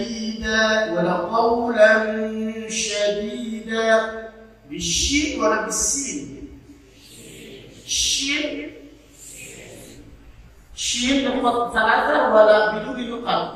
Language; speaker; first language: Arabic; non-native, fluent; Indonesian